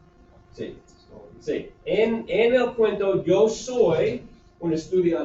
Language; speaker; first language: Spanish; non-native, fluent; English